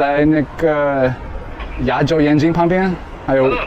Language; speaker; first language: Chinese; non-native, learner; English